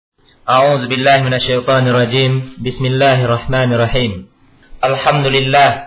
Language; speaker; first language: Arabic; non-native, fluent; Indonesian